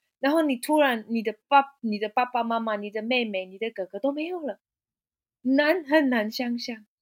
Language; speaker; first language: Chinese; non-native, fluent; German